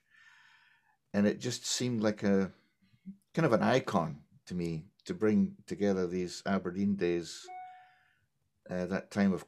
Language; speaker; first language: English; native; English